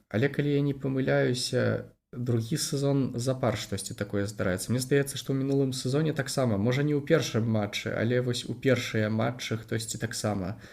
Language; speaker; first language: Belarusian; non-native, local second language; Russian